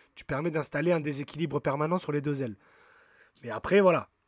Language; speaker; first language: French; native; French